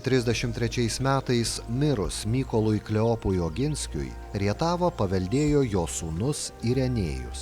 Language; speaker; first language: Lithuanian; native; Lithuanian